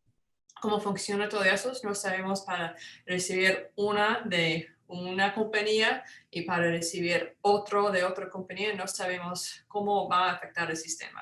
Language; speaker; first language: Spanish; non-native, fluent; English